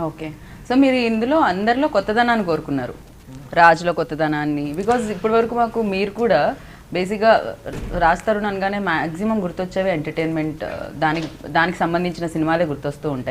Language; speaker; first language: Telugu; native; Telugu